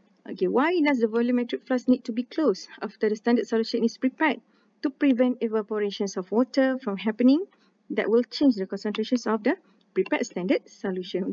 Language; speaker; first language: English; non-native, local second language; Malay